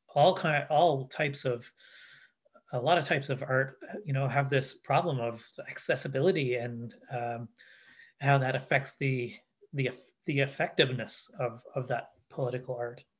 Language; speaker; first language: English; native; English